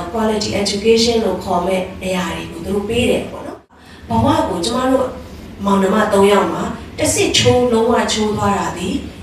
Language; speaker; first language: Burmese; non-native, local second language; Shan